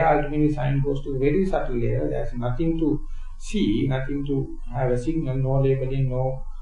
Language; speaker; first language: English; non-native, local second language; Sinhala